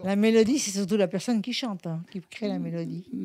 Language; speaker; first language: French; native; French